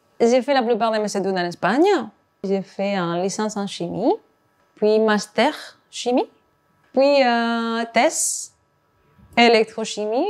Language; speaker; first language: French; non-native, fluent; Spanish